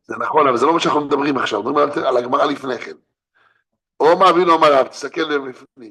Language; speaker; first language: Hebrew; non-native, fluent; English